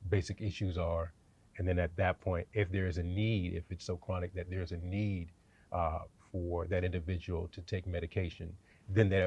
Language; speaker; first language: English; native; English